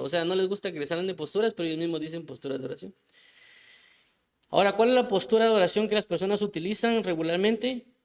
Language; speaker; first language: Spanish; native; Spanish